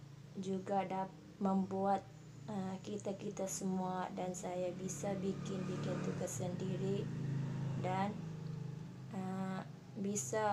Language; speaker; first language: Indonesian; non-native, learner; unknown